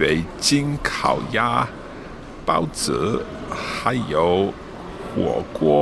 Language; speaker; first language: Chinese; non-native, learner; English